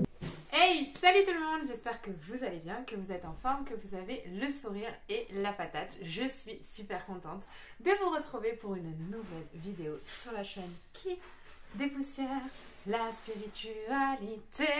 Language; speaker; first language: French; native; French